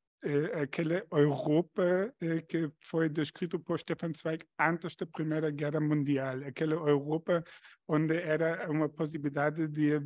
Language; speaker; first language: Portuguese; non-native, fluent; German